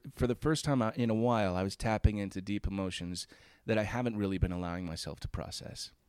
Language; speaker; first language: English; native; English